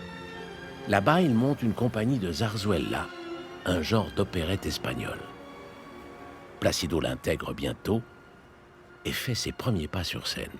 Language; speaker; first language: French; native; French